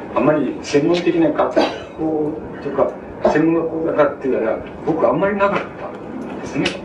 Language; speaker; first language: Japanese; native; Japanese